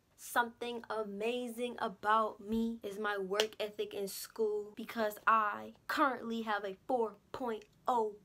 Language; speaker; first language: English; native; English